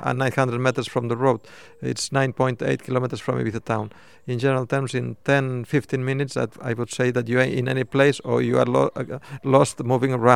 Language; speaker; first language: English; non-native, fluent; Spanish